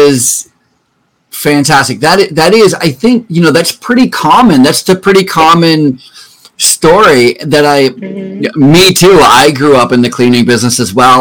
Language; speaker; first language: English; native; English